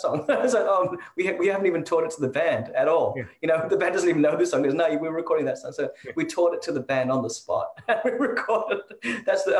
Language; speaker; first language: English; native; English